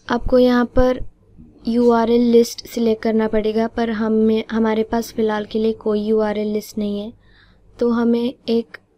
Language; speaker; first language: Hindi; non-native, local second language; Marathi